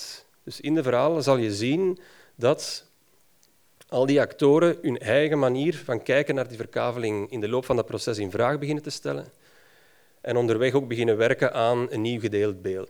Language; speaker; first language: Dutch; native; Dutch